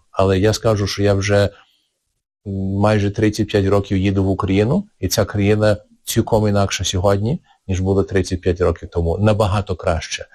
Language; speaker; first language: Ukrainian; early bilingual, heritage; Ukrainian